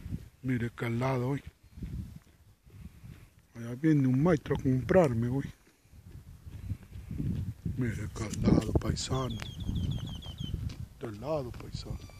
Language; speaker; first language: Spanish; native; Spanish